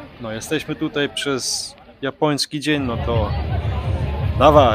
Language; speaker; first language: Polish; early bilingual, heritage; Polish